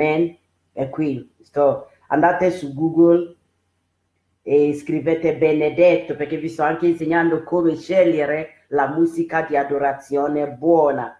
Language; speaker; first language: Italian; non-native, fluent; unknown